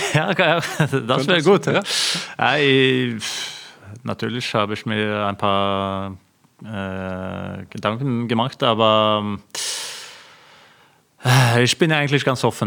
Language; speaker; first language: German; non-native, fluent; Norwegian